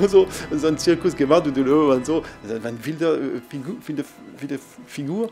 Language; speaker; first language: German; non-native, fluent; French